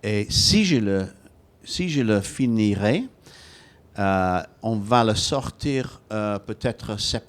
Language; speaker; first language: French; non-native, fluent; Welsh